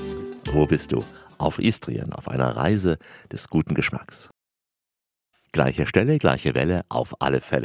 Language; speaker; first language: German; native; German